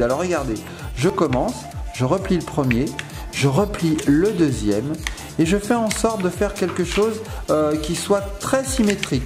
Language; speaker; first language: French; native; French